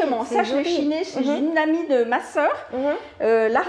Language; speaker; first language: French; native; French